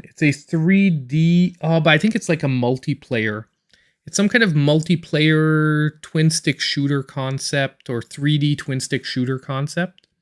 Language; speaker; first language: English; native; English